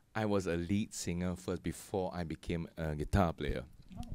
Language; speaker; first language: English; native; English